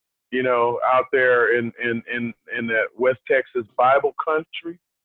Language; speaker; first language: English; native; English